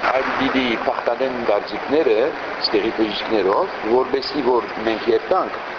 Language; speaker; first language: Armenian; early bilingual, heritage; Armenian